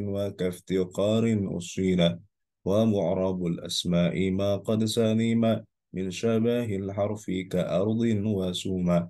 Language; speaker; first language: Arabic; non-native, fluent; Indonesian